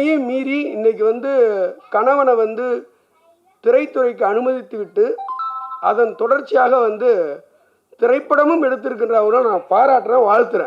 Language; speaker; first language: Tamil; native; Tamil